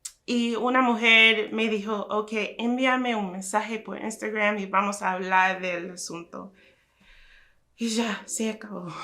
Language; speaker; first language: Spanish; non-native, fluent; English